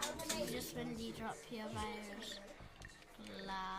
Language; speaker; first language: Welsh; non-native, local second language; English